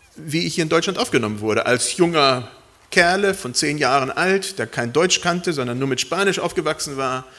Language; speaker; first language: German; early bilingual, other home language; Spanish